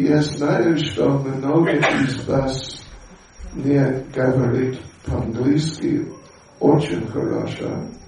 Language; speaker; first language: Russian; non-native, learner; English